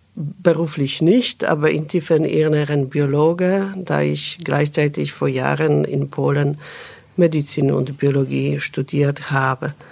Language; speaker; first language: German; non-native, fluent; Polish